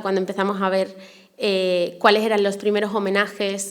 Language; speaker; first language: Spanish; native; Spanish